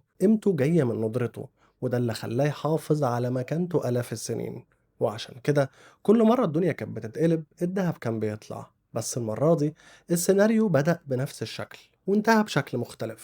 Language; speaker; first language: Arabic; native; Arabic